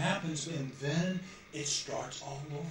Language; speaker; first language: English; native; English